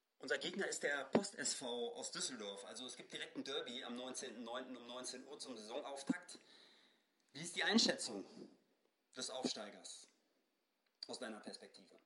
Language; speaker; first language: German; native; German